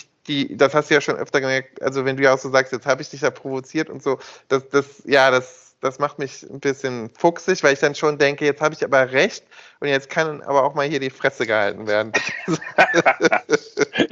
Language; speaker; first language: German; native; German